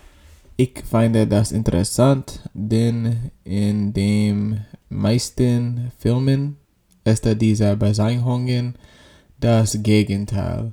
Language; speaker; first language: German; non-native, learner; English